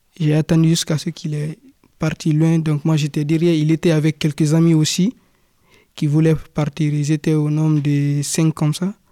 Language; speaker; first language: French; non-native, local second language; Fula